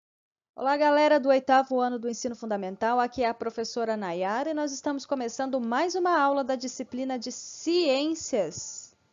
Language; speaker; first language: Portuguese; native; Portuguese